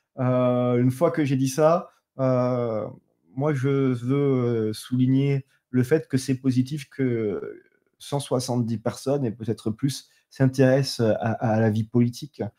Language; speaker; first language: French; native; French